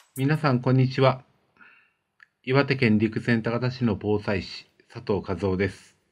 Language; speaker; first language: Japanese; native; Japanese